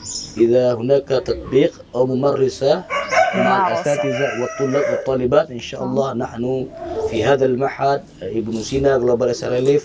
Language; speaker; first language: Arabic; non-native, fluent; Indonesian